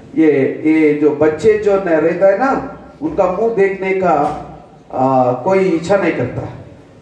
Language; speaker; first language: Hindi; non-native, local second language; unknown